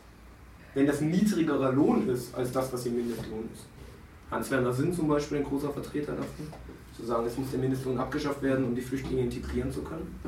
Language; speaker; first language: German; native; German